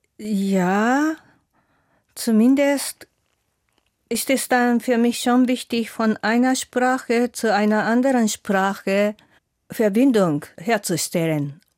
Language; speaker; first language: German; non-native, fluent; Japanese